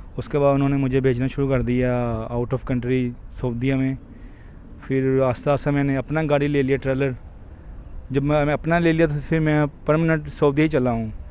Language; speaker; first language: Urdu; non-native, local second language; Punjabi